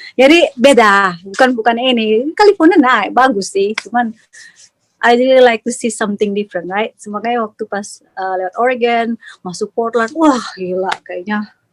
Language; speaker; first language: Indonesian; native; Indonesian